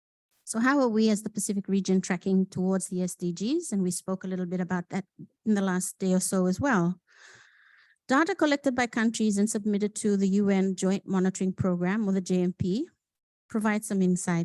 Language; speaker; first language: English; non-native, local second language; Fijian